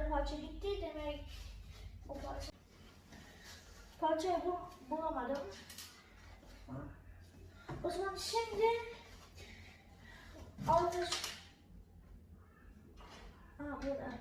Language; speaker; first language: Turkish; early bilingual, heritage; Turkish